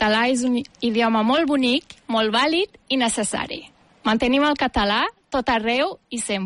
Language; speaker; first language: Catalan; non-native, fluent; Turkish